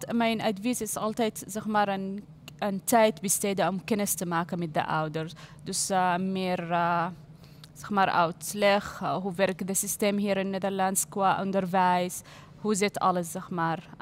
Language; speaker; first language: Dutch; non-native, learner; Arabic